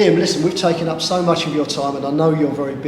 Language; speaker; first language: English; native; English